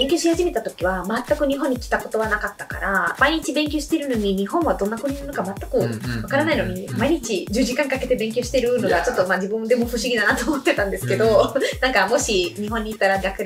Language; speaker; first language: Japanese; non-native, fluent; Italian